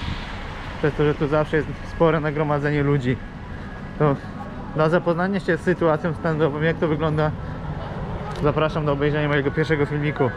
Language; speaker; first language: Polish; native; Polish